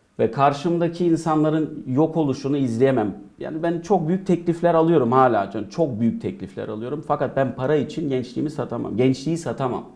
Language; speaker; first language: Turkish; early bilingual, heritage; Turkish